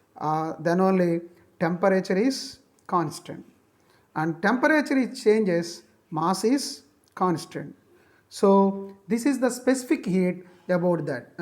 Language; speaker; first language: English; non-native, local second language; Telugu